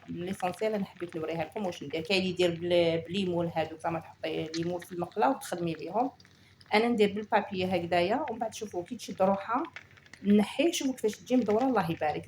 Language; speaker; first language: Arabic; native; Arabic